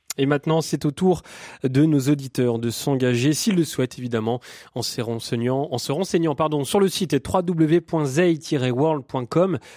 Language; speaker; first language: French; native; French